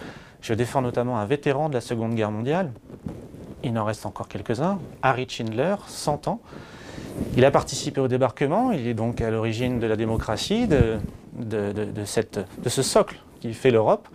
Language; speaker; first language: French; native; French